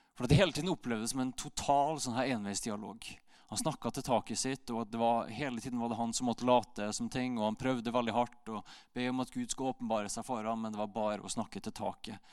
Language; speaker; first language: Norwegian; native; Norwegian